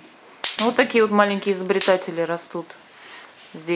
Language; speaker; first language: Russian; native; Russian